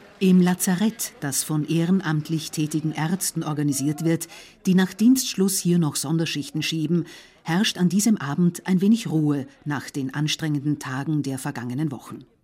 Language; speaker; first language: German; native; German